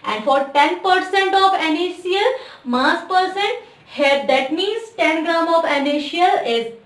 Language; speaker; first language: English; non-native, local second language; Hindi